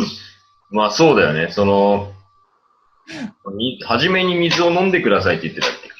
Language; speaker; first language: Japanese; native; Japanese